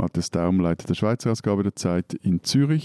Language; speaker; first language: German; native; German